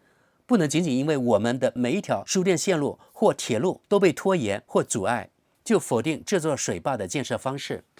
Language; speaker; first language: Chinese; native; Chinese